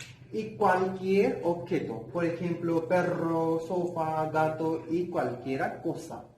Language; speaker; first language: Spanish; non-native, learner; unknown